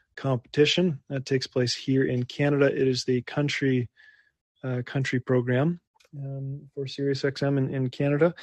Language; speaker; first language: English; native; English